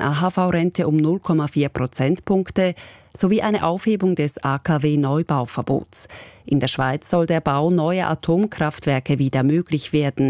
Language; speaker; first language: German; native; German